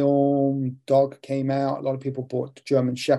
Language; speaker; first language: English; native; English